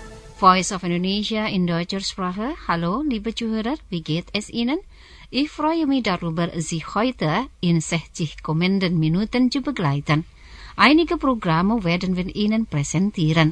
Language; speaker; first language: German; non-native, fluent; Indonesian